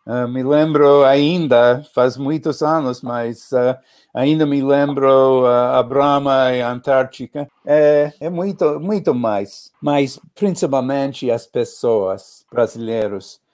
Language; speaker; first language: Portuguese; non-native, learner; English